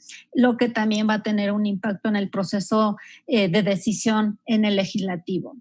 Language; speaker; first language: Spanish; native; Spanish